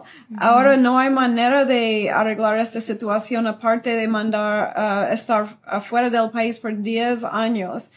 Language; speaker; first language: Spanish; non-native, fluent; English